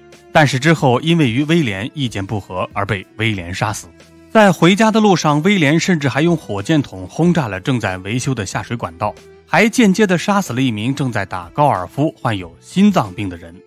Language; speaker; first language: Chinese; native; Chinese